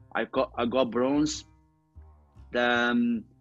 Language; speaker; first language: English; non-native, learner; Portuguese